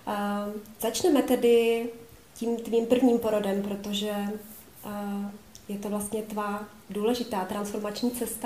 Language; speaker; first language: Czech; native; Czech